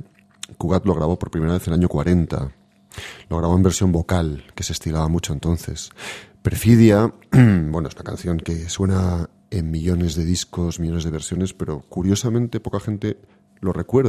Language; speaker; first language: Spanish; native; Spanish